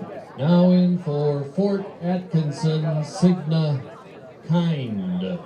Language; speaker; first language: English; native; English